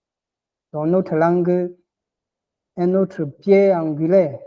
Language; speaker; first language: French; non-native, local second language; Ghomala